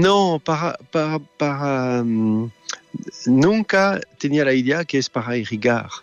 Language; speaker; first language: Spanish; non-native, fluent; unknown